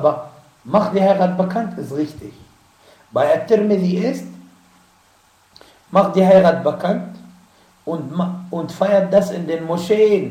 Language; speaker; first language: German; non-native, fluent; Arabic